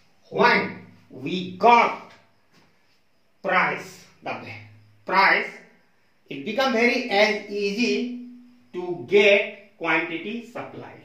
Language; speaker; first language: English; non-native, local second language; Hindi